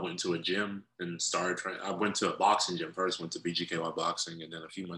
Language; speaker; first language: English; native; English